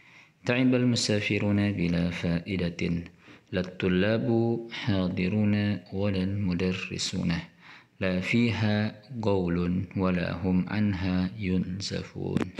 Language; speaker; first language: Arabic; non-native, fluent; Indonesian